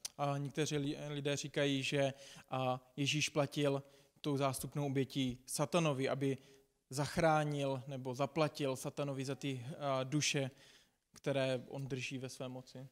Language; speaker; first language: Czech; non-native, fluent; English